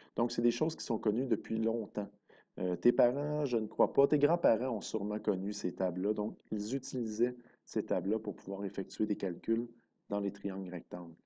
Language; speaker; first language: French; native; French